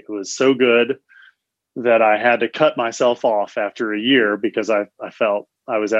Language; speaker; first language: English; native; English